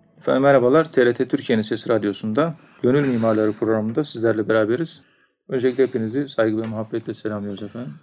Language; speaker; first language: Turkish; native; Turkish